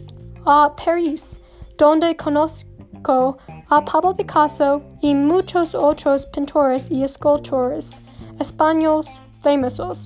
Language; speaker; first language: Spanish; non-native, learner; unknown